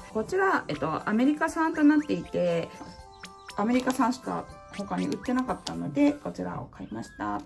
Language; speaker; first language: Japanese; native; Japanese